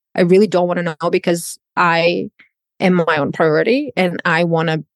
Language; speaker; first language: English; non-native, fluent; Croatian